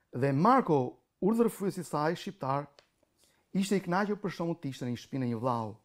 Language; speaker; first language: Albanian; non-native, local second language; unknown